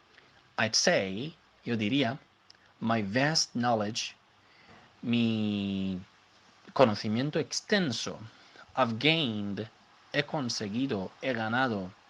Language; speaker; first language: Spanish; non-native, fluent; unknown